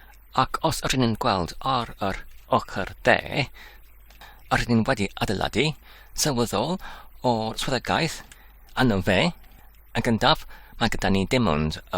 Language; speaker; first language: Welsh; non-native, learner; English